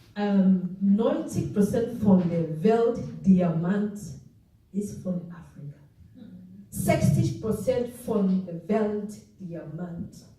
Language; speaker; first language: German; non-native, fluent; Igbo